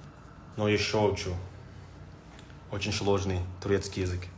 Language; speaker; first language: Russian; non-native, learner; Indonesian